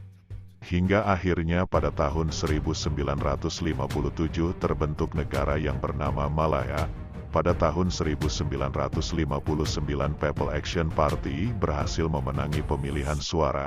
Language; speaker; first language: Indonesian; native; Indonesian